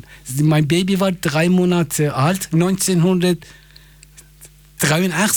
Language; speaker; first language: German; non-native, fluent; Persian